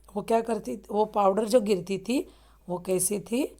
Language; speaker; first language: Hindi; non-native, local second language; Marathi